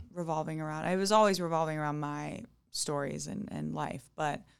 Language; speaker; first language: English; native; English